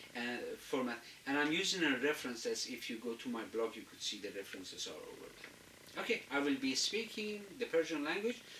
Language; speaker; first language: English; non-native, fluent; Azerbaijani